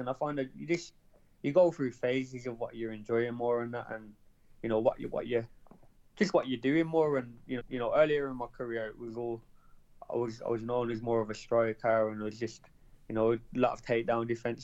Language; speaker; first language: English; native; English